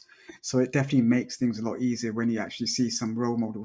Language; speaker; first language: English; native; English